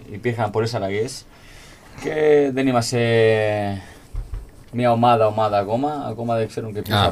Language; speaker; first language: Greek; non-native, learner; Spanish